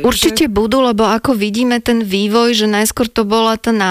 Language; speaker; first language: Slovak; native; Slovak